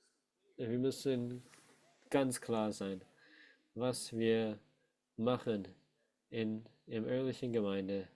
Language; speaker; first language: German; non-native, fluent; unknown